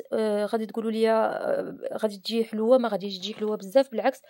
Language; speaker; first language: Arabic; native; Arabic